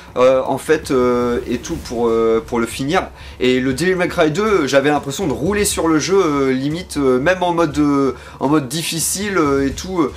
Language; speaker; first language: French; native; French